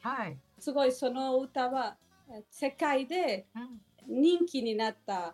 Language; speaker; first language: Japanese; non-native, learner; Spanish